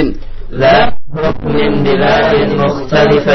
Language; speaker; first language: Arabic; non-native, learner; Indonesian